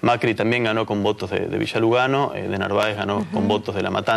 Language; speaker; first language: Spanish; native; Spanish